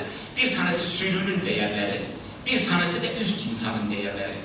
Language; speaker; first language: Turkish; native; Turkish